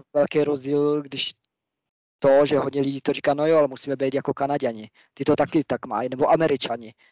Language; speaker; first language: Czech; early bilingual, other home language; German